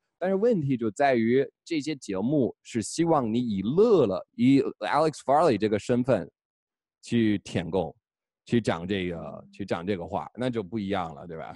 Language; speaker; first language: Chinese; non-native, fluent; English